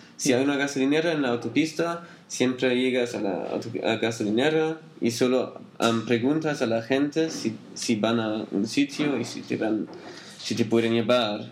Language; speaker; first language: Spanish; non-native, learner; German